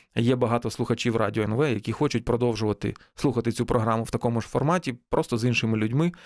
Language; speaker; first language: Ukrainian; native; Ukrainian